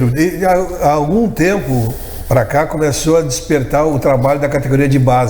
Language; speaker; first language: Portuguese; native; Portuguese